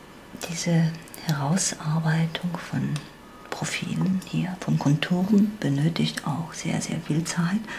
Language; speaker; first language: German; non-native, fluent; Polish